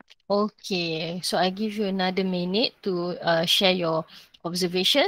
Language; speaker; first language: English; non-native, local second language; Malay